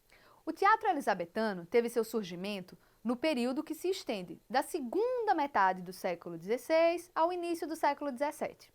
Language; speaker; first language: Portuguese; native; Portuguese